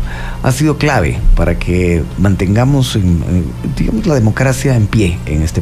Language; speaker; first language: Spanish; native; Spanish